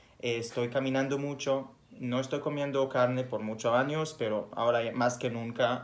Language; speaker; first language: Spanish; non-native, fluent; Hebrew